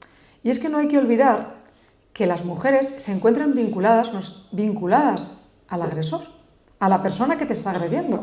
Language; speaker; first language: Spanish; native; Spanish